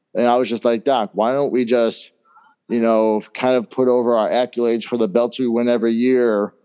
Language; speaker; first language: English; native; English